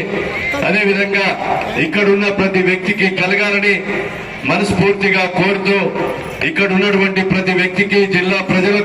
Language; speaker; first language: Telugu; native; Telugu